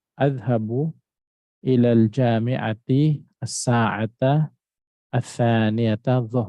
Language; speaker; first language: Arabic; non-native, fluent; Filipino